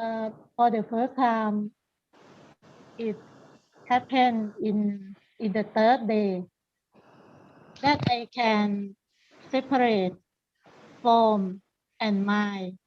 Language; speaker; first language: English; non-native, learner; Thai